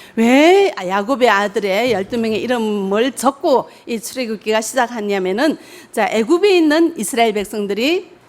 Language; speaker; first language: Korean; native; Korean